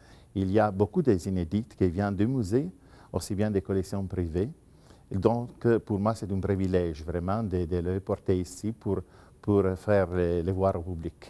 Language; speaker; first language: French; non-native, fluent; Italian